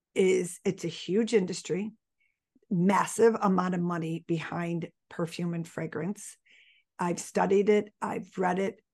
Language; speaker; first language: English; native; English